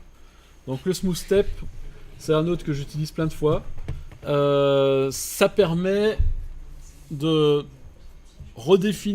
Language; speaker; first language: French; native; French